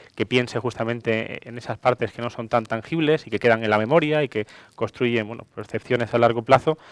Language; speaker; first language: Spanish; non-native, fluent; Greek